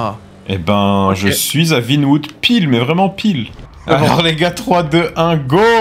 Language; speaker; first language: French; native; French